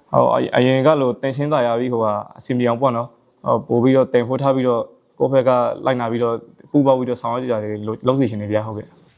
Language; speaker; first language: Burmese; native; Burmese